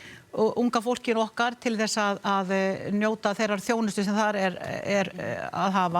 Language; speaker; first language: Icelandic; native; Icelandic